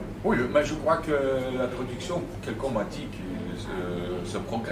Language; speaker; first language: French; non-native, fluent; Russian